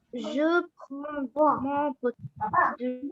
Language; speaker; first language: French; non-native, learner; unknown